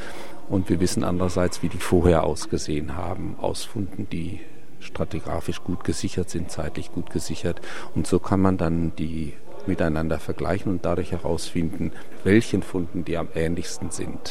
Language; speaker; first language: German; native; German